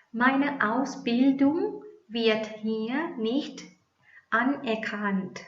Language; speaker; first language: German; non-native, learner; Thai